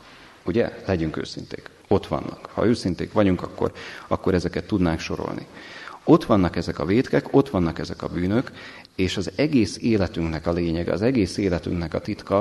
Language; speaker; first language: Hungarian; native; Hungarian